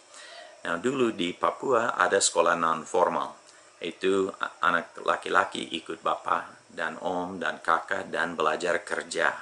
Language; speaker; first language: Indonesian; non-native, fluent; English